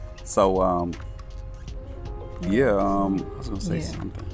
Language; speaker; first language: English; native; English